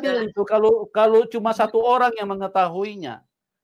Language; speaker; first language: Indonesian; native; Indonesian